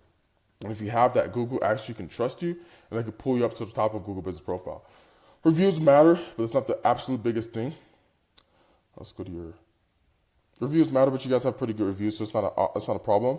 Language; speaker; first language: English; native; English